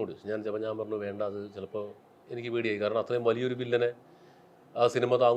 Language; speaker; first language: Malayalam; native; Malayalam